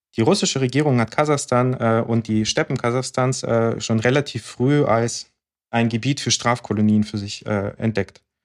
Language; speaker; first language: German; early bilingual, other home language; Russian